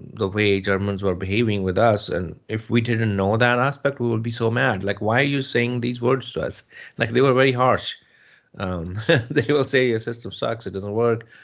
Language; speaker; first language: English; non-native, local second language; Punjabi